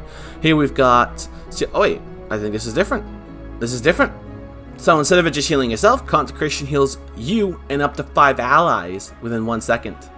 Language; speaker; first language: English; native; English